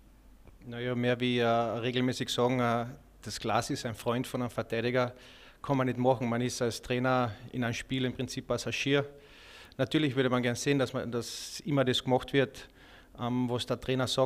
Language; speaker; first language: German; native; German